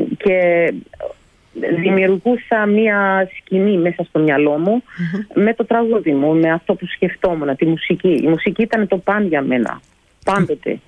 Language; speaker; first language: Greek; early bilingual, heritage; Greek